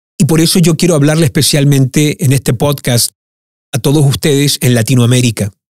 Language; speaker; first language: Spanish; early bilingual, heritage; Spanish